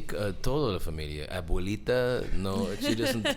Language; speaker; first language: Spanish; non-native, learner; English